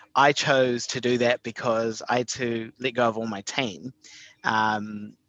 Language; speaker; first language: English; native; English